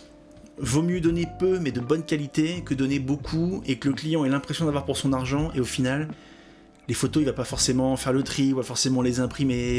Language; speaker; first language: French; native; French